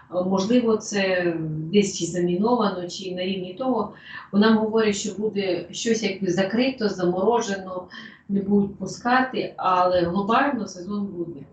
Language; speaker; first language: Ukrainian; non-native, local second language; Russian